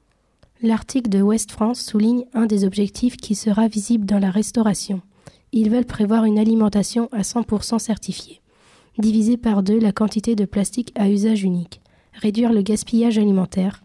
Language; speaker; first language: French; native; French